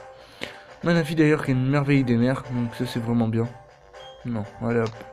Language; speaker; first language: French; native; French